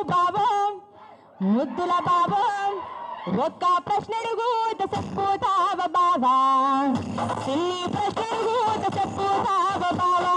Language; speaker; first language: Telugu; native; Telugu